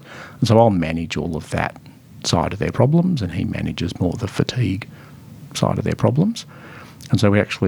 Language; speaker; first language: English; native; English